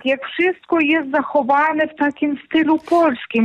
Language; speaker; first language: Polish; non-native, fluent; Ukrainian